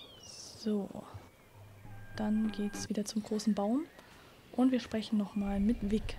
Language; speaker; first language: German; native; German